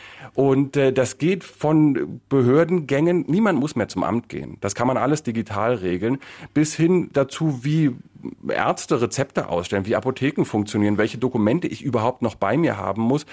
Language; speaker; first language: German; native; German